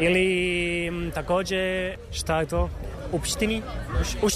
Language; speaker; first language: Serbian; non-native, learner; Spanish